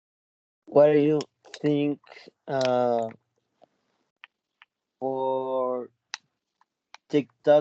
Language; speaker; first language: English; non-native, learner; Spanish